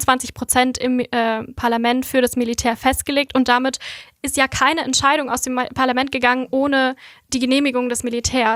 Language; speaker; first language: German; native; German